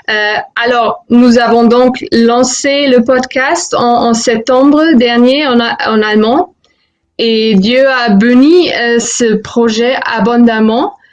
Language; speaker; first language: French; non-native, fluent; German